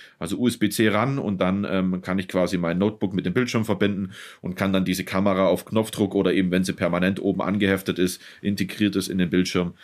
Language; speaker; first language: German; native; German